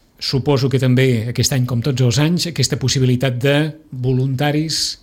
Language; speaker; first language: Catalan; native; Catalan